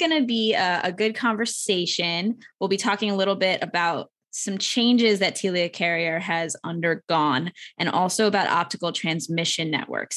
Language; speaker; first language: English; native; English